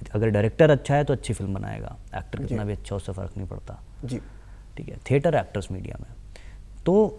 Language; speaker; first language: Hindi; native; Hindi